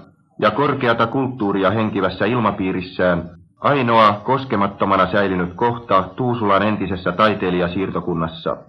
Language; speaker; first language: Finnish; native; Finnish